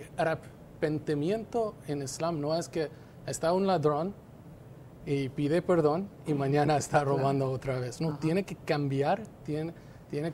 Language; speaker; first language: Spanish; non-native, fluent; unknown